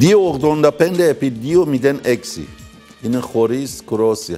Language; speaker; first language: Greek; non-native, learner; Persian